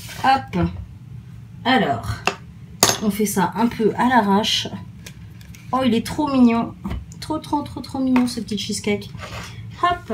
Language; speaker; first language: French; native; French